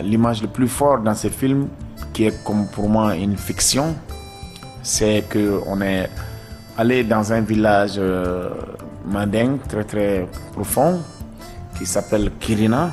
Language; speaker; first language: French; non-native, local second language; Bambara